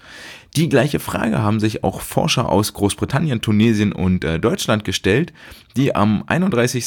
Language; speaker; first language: German; native; German